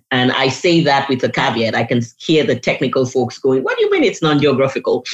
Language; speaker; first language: English; non-native, local second language; Yoruba